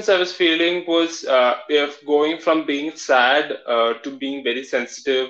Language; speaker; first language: English; non-native, local second language; Malayalam